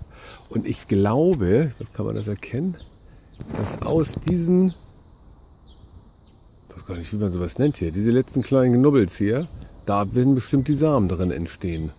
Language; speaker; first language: German; native; German